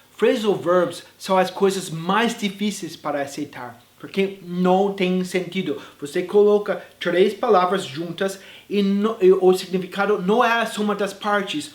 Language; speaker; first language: Portuguese; non-native, fluent; English